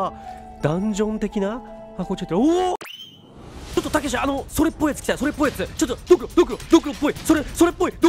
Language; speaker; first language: Japanese; native; Japanese